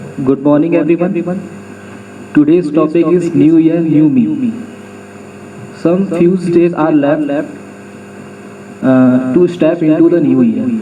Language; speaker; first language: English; non-native, learner; Hindi